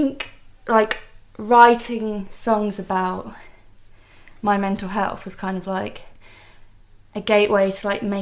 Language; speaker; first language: English; native; English